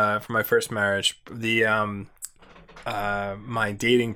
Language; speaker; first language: English; native; English